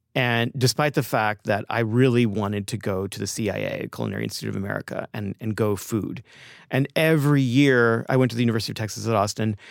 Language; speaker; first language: English; native; English